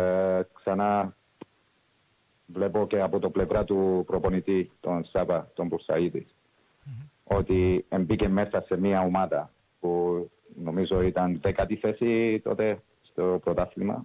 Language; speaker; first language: Greek; early bilingual, heritage; English